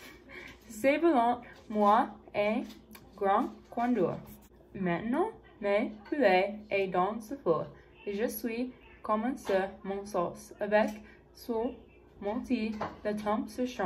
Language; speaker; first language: French; non-native, learner; English